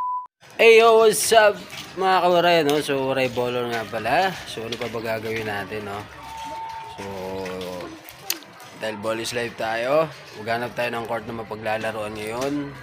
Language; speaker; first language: Filipino; non-native, local second language; Waray